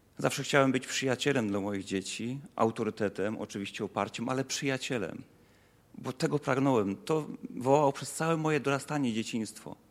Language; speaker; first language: Polish; native; Polish